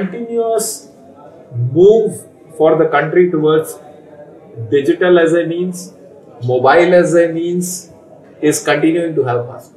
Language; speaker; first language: English; non-native, local second language; Hindi